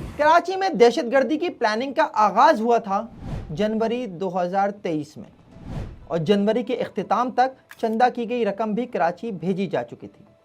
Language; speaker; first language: Urdu; native; Urdu